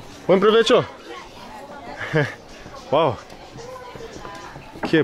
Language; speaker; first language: Spanish; non-native, learner; English